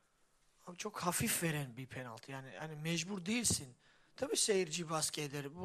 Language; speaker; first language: Turkish; non-native, fluent; Georgian